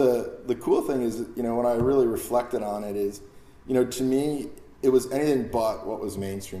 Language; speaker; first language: English; native; English